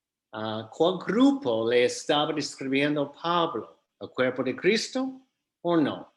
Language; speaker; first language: Spanish; non-native, fluent; English